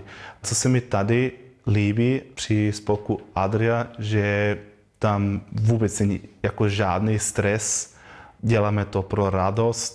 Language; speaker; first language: Czech; non-native, fluent; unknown